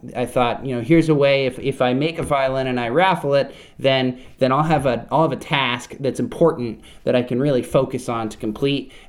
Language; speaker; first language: English; native; English